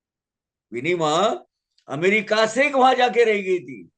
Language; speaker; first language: Hindi; native; Hindi